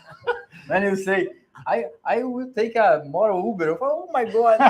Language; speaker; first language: English; non-native, learner; Portuguese